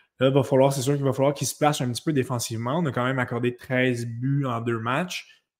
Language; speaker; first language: French; native; French